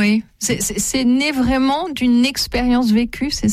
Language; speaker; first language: French; native; French